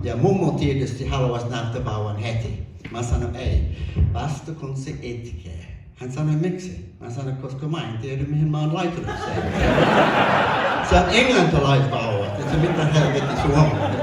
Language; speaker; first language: Finnish; non-native, fluent; English